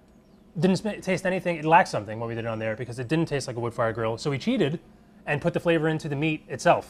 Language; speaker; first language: English; native; English